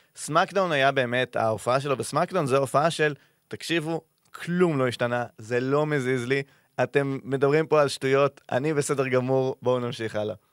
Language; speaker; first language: Hebrew; native; Hebrew